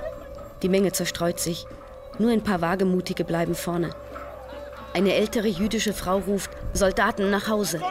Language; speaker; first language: German; native; German